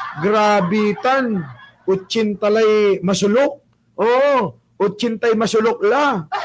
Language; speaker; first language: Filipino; non-native, local second language; Pangasinan